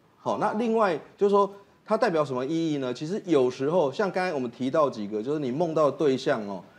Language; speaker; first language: Chinese; native; Chinese